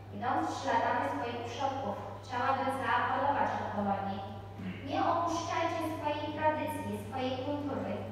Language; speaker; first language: Polish; early bilingual, heritage; Polish